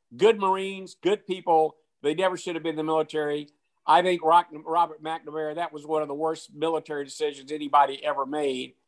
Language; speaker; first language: English; native; English